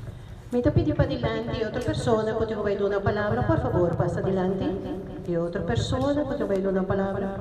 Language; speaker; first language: Spanish; non-native, learner; Papiamento